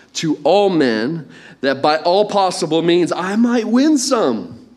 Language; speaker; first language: English; native; English